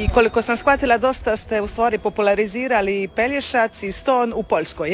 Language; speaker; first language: Serbian; native; Serbian